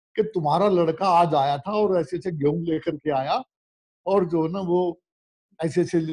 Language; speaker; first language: Hindi; native; Hindi